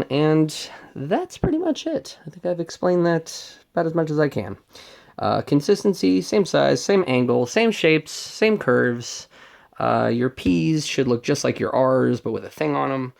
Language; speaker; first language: English; native; English